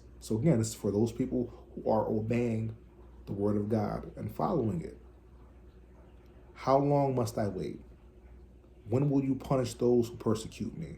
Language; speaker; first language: English; native; English